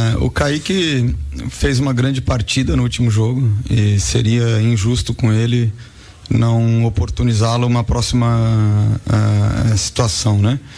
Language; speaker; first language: Portuguese; native; Portuguese